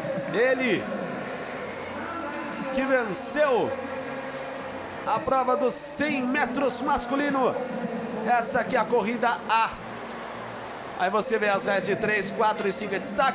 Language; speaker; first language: Portuguese; native; Portuguese